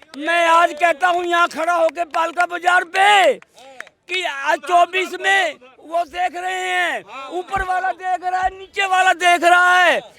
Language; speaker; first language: Hindi; native; Hindi